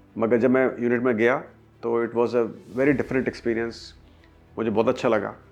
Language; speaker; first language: Hindi; native; Hindi